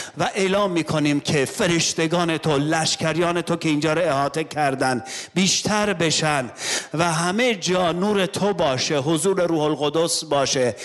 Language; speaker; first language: Persian; non-native, local second language; Armenian